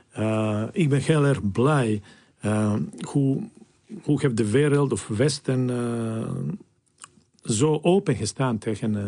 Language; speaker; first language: Dutch; non-native, fluent; Bosnian